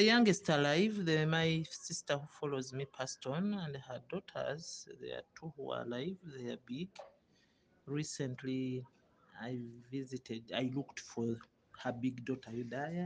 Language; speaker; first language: English; non-native, local second language; Ganda